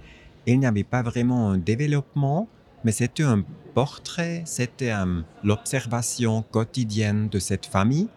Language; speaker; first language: French; non-native, fluent; German